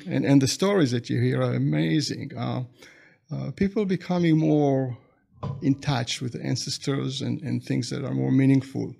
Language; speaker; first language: English; non-native, fluent; Hebrew